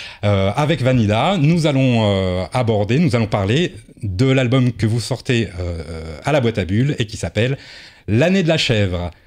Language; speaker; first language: French; native; French